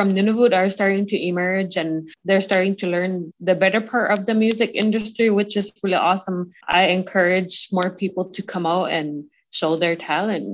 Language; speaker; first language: English; native; English